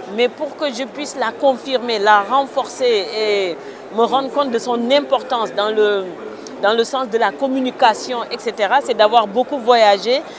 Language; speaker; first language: French; non-native, local second language; Wolof